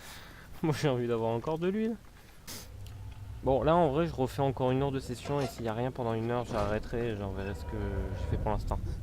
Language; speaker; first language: French; native; French